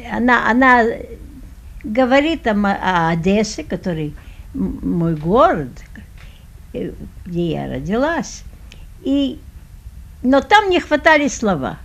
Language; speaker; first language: Russian; early bilingual, heritage; Russian